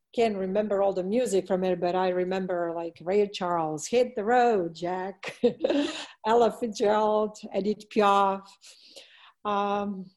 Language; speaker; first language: English; non-native, fluent; Serbian